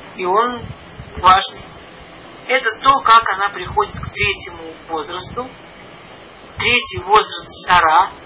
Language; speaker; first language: Russian; early bilingual, heritage; Russian